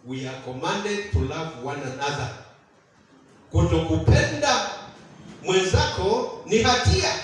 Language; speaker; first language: English; non-native, local second language; Swahili